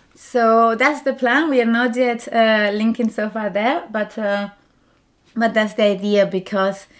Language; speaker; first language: English; non-native, fluent; Spanish